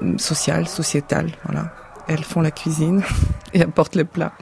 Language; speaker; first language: French; non-native, fluent; Bulgarian